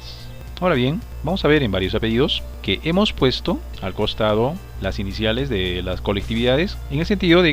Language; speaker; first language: Spanish; native; Spanish